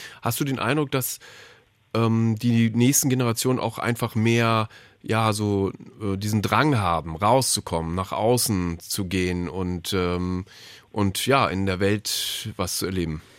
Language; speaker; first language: German; native; German